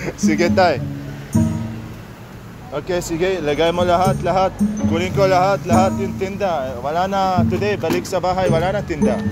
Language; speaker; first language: Filipino; non-native, learner; Arabic